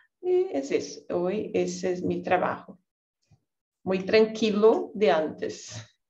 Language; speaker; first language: Spanish; non-native, learner; Portuguese